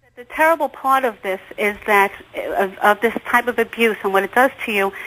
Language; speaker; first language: English; native; English